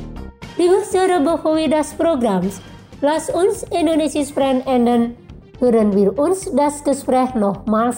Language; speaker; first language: German; non-native, fluent; Indonesian